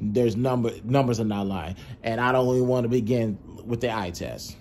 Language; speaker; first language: English; native; English